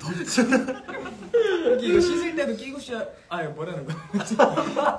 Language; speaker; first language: Korean; native; Korean